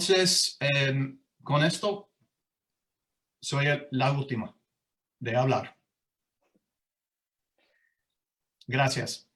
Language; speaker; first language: Spanish; non-native, fluent; English